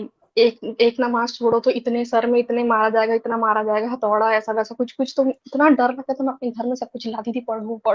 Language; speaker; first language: Hindi; native; Hindi